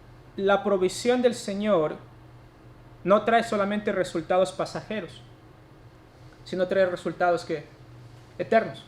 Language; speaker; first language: Spanish; native; Spanish